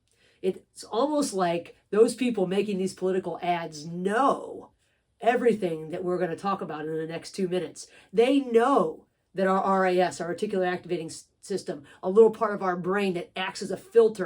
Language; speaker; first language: English; native; English